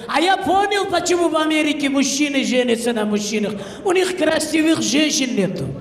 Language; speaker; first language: Russian; non-native, local second language; Uzbek